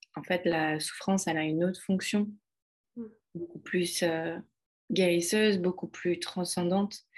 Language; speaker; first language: French; native; French